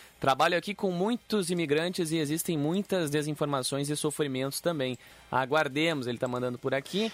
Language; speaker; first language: Portuguese; native; Portuguese